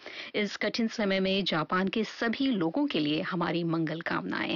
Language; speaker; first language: Hindi; native; Hindi